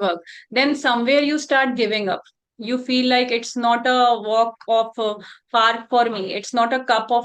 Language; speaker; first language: English; non-native, local second language; Hindi